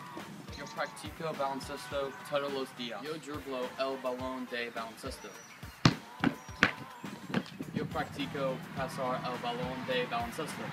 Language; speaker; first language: Spanish; non-native, learner; English